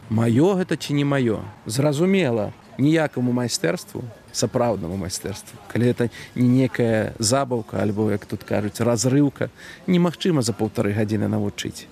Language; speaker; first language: Belarusian; native; Belarusian